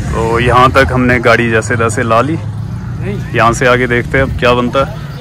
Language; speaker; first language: Hindi; native; Hindi